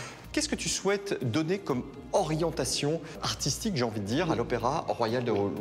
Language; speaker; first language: French; native; French